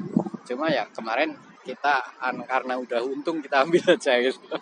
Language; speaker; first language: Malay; non-native, local second language; Javanese